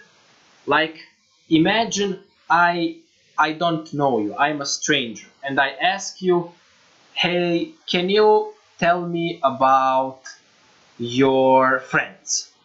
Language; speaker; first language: English; non-native, fluent; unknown